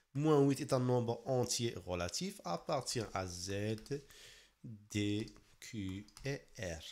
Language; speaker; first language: French; non-native, local second language; Arabic